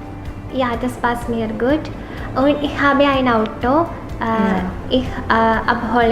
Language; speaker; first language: German; non-native, learner; Malayalam